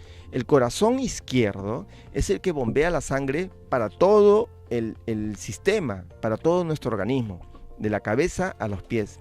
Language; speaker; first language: Spanish; native; Spanish